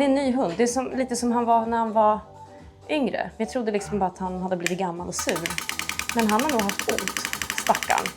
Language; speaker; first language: Swedish; native; Swedish